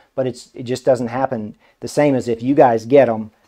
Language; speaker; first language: English; native; English